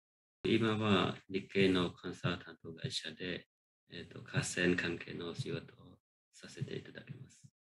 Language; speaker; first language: Japanese; non-native, fluent; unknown